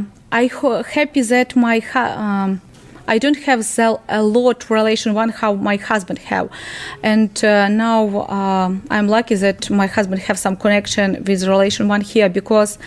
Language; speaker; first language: English; non-native, learner; Ukrainian